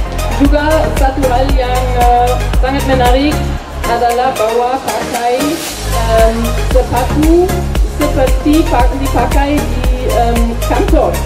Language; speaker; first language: Indonesian; non-native, learner; German